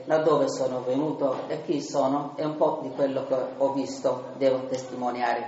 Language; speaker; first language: Italian; non-native, learner; Tigrinya